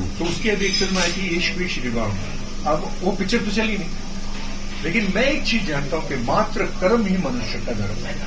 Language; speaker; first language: Hindi; native; Hindi